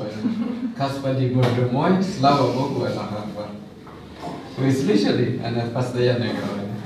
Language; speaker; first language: Russian; non-native, fluent; Thai